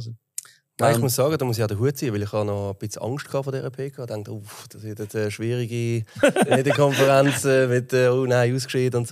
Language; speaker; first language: German; native; German